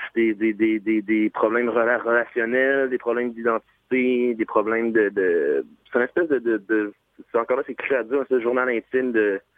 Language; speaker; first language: French; native; French